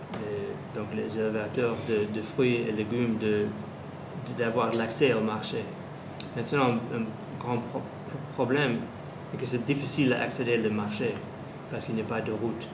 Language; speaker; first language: French; non-native, fluent; English